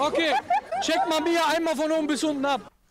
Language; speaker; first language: German; native; German